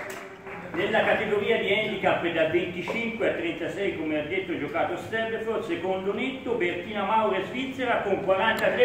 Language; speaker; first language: Italian; native; Italian